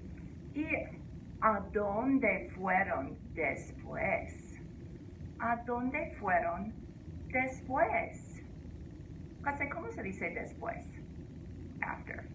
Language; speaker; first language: Spanish; non-native, fluent; English